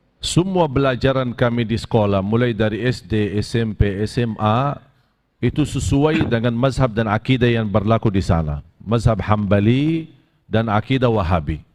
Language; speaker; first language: Malay; non-native, fluent; Arabic